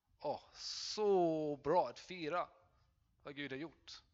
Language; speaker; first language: Swedish; non-native, fluent; English